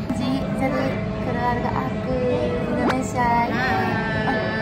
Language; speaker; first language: Indonesian; non-native, fluent; Japanese